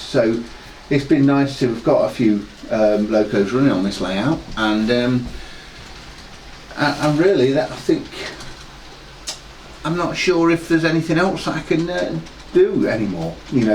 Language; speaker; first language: English; native; English